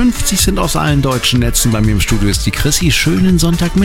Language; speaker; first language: German; native; German